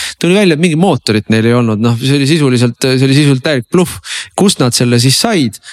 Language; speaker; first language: Estonian; native; Estonian